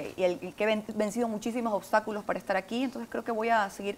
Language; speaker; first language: Spanish; native; Spanish